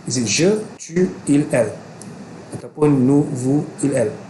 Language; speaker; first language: French; non-native, fluent; Malay